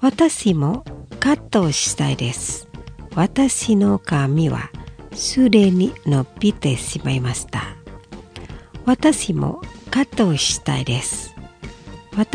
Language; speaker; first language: Japanese; non-native, fluent; Indonesian